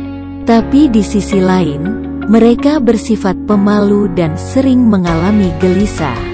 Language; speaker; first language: Indonesian; native; Indonesian